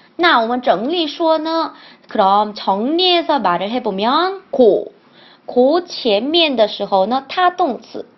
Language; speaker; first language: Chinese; non-native, learner; Korean